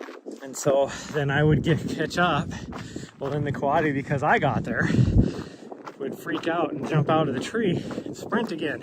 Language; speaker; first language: English; native; English